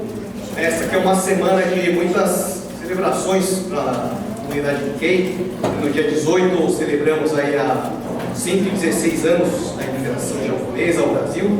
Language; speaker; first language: Portuguese; native; Portuguese